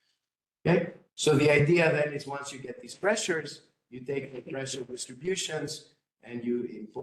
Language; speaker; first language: English; non-native, fluent; Greek